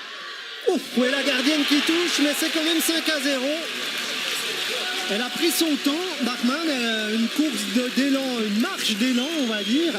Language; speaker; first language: French; native; French